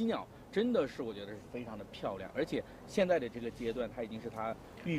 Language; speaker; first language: Chinese; native; Chinese